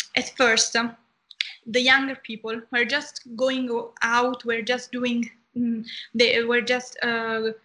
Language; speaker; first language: English; non-native, fluent; Italian